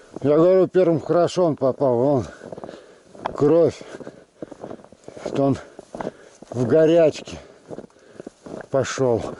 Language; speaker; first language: Russian; native; Russian